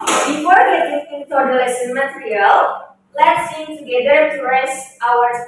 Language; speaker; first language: English; non-native, learner; Indonesian